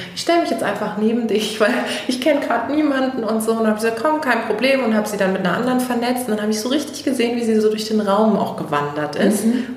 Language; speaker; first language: German; native; German